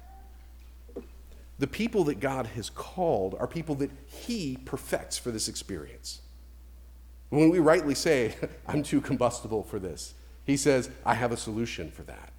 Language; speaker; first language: English; native; English